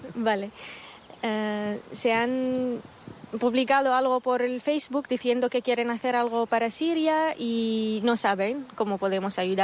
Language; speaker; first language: Spanish; non-native, fluent; Arabic